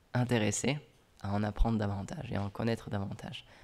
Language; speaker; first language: French; native; French